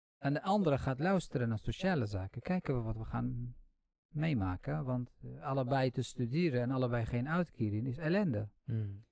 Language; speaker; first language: Dutch; non-native, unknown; Kurdish